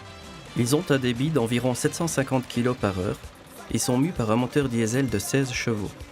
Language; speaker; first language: French; native; French